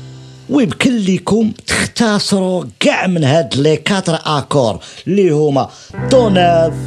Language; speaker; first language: Arabic; native; Arabic